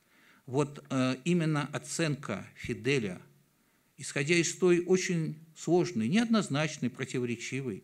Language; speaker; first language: Russian; native; Russian